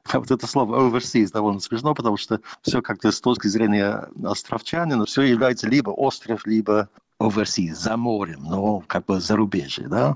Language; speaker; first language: Russian; non-native, fluent; English